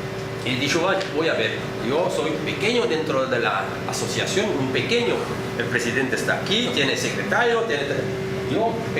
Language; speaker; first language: Spanish; non-native, learner; French